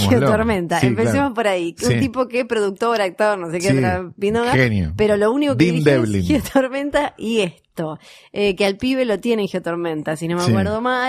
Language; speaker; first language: Spanish; native; Spanish